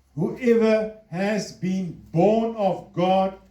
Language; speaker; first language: English; non-native, local second language; Afrikaans